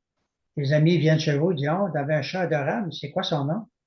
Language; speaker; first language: French; native; French